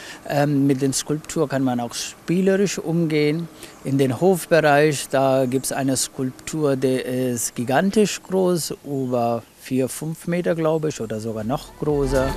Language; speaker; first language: German; non-native, fluent; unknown